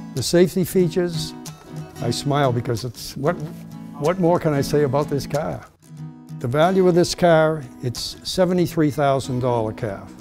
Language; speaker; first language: English; native; English